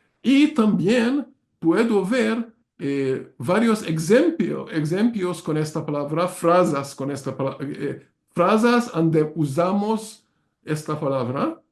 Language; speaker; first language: Spanish; non-native, learner; Hungarian